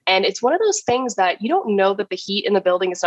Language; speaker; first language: English; native; English